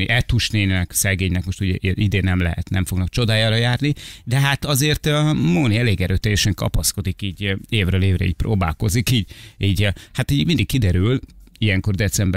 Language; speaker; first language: Hungarian; native; Hungarian